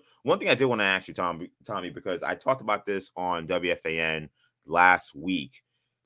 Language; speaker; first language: English; native; English